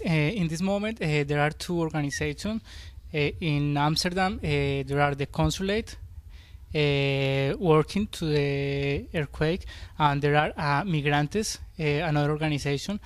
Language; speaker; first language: English; non-native, learner; Spanish